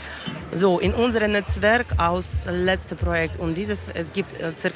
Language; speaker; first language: German; non-native, learner; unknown